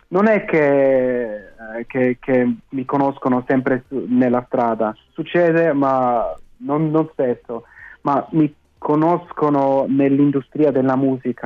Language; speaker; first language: Italian; non-native, fluent; German